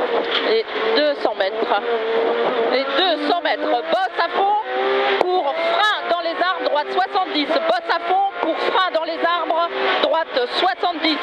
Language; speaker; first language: French; native; French